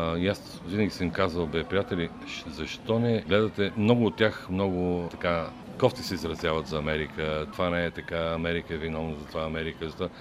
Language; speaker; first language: Bulgarian; native; Bulgarian